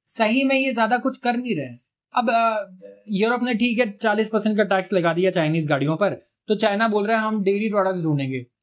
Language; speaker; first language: Hindi; native; Hindi